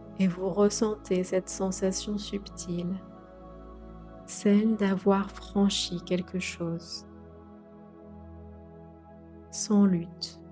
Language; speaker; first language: French; native; French